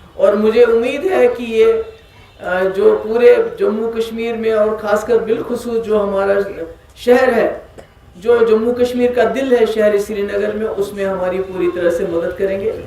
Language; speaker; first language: Urdu; non-native, local second language; Kashmiri